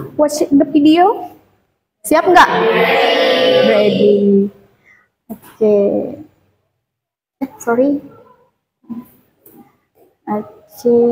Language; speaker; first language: English; non-native, learner; Indonesian